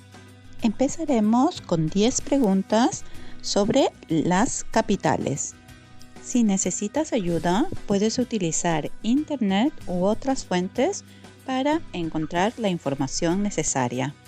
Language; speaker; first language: Spanish; non-native, fluent; Norwegian